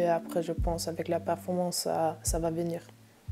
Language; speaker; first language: French; non-native, learner; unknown